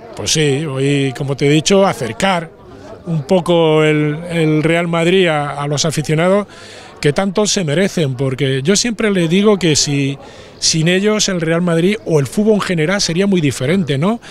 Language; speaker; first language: Spanish; native; Spanish